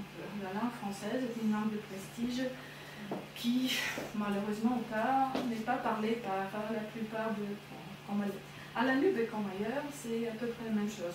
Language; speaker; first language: French; non-native, fluent; Bulgarian